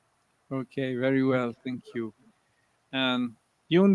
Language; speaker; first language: English; non-native, learner; Italian